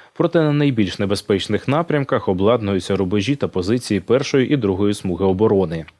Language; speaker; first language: Ukrainian; native; Ukrainian